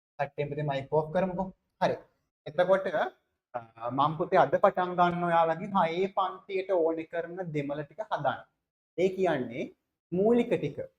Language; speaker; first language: Sinhala; non-native, local second language; Tamil